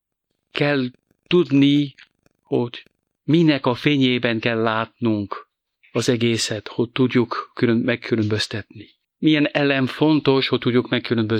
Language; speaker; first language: Hungarian; non-native, fluent; French